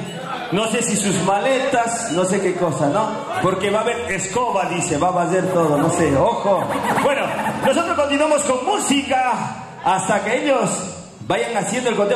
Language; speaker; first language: Spanish; native; Spanish